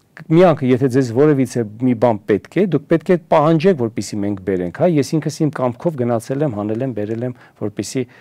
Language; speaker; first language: Armenian; early bilingual, heritage; Armenian